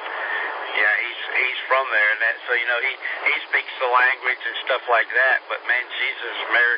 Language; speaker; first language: English; native; English